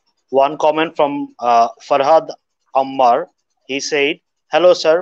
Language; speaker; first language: English; non-native, local second language; Bangla